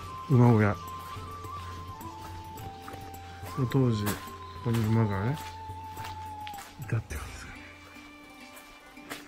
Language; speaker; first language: Japanese; native; Japanese